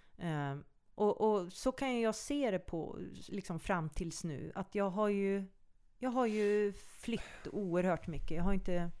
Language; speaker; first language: Swedish; native; Swedish